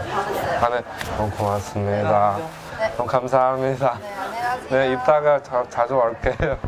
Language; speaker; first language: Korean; non-native, learner; Chinese